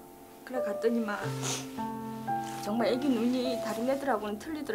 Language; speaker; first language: Korean; native; Korean